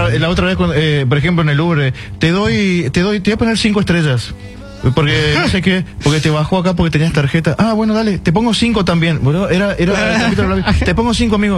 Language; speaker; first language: Spanish; native; Spanish